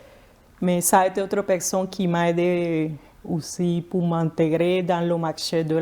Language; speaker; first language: French; non-native, fluent; Spanish